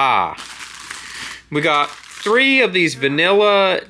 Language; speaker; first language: English; native; English